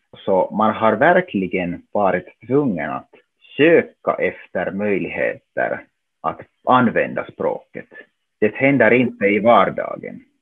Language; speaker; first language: Swedish; non-native, local second language; Finnish